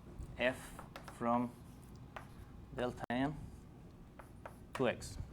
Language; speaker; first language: English; non-native, fluent; Spanish